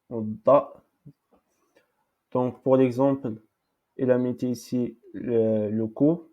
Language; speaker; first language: French; non-native, local second language; Arabic